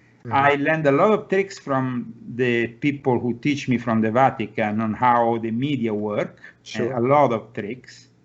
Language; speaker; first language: English; non-native, fluent; Italian